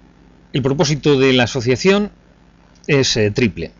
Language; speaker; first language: Spanish; native; Spanish